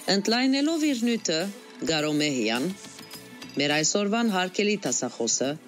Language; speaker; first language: Armenian; early bilingual, heritage; Armenian